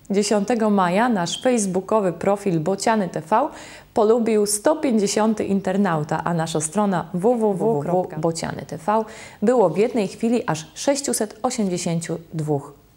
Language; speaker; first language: Polish; native; Polish